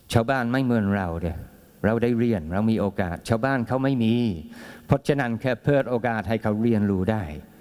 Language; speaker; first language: Thai; non-native, fluent; English